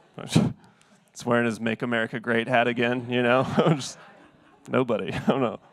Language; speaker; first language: English; native; English